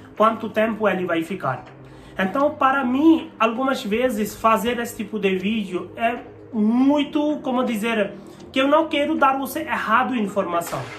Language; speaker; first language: Portuguese; non-native, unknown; Hindi